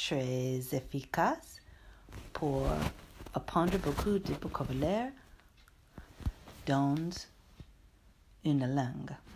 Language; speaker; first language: French; non-native, learner; English